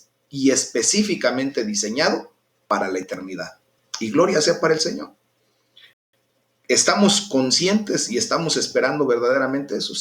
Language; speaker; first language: Spanish; native; Spanish